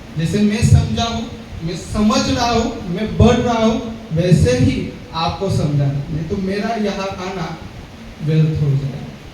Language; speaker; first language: Hindi; non-native, local second language; Marathi